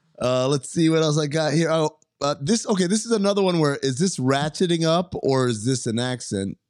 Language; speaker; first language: English; native; English